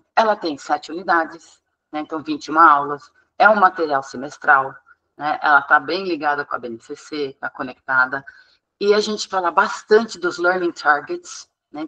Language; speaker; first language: Portuguese; non-native, fluent; English